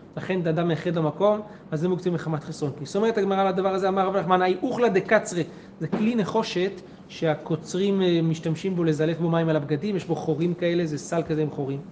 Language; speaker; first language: Hebrew; native; Hebrew